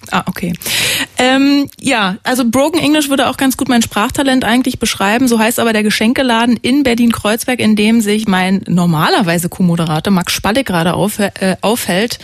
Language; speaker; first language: German; native; German